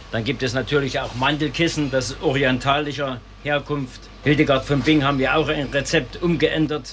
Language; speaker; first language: German; native; German